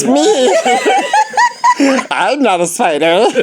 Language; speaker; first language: English; native; English